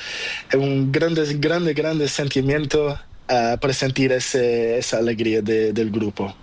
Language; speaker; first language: Spanish; non-native, learner; Portuguese